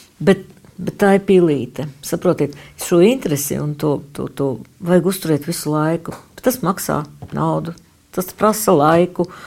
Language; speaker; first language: Latvian; native; Latvian